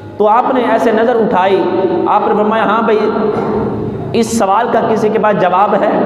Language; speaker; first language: Urdu; non-native, local second language; Punjabi